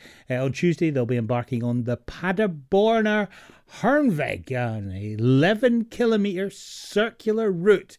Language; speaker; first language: English; native; English